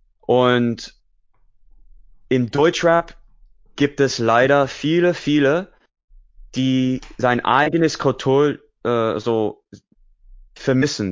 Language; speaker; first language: German; non-native, learner; English